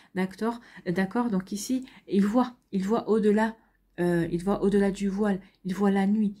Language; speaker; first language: French; native; French